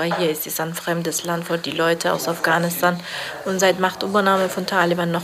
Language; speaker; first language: German; non-native, learner; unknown